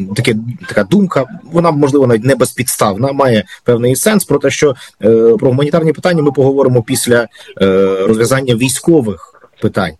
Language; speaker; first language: Ukrainian; native; Ukrainian